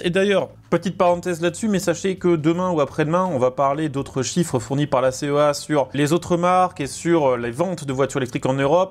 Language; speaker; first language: French; native; French